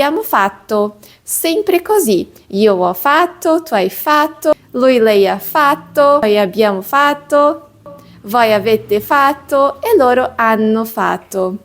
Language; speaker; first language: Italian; non-native, fluent; Portuguese